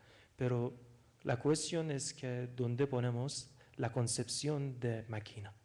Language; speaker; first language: Spanish; non-native, fluent; Persian